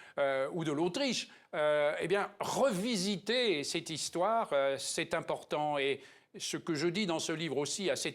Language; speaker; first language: French; native; French